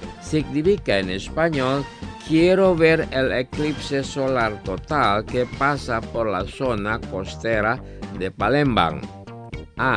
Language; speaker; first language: Spanish; non-native, fluent; Indonesian